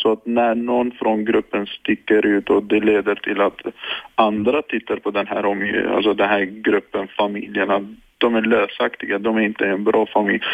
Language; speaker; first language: Swedish; non-native, fluent; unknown